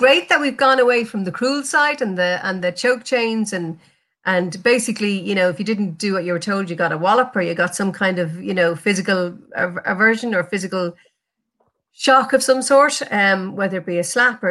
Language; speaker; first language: English; native; English